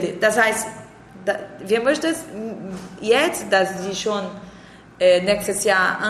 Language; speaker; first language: German; non-native, learner; Portuguese